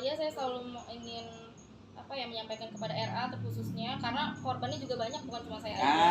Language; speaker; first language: Indonesian; native; Indonesian